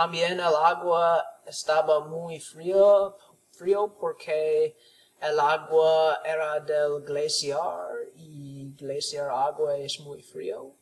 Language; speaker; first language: Spanish; non-native, learner; English